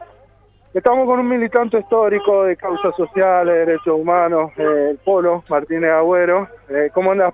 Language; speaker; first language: Spanish; native; Spanish